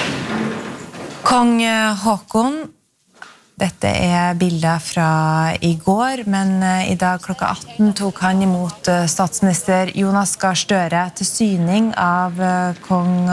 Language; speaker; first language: Norwegian; native; Norwegian